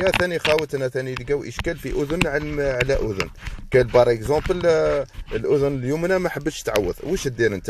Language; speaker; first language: Arabic; native; Arabic